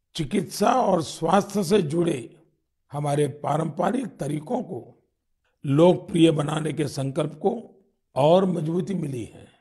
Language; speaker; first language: Hindi; non-native, local second language; Gujarati